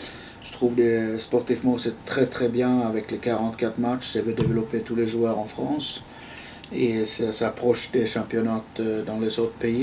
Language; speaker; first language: French; non-native, fluent; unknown